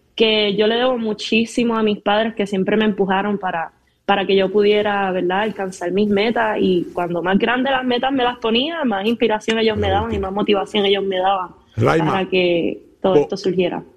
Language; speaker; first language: Spanish; native; Spanish